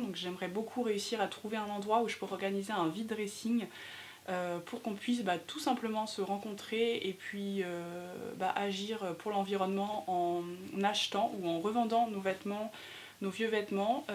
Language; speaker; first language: French; native; French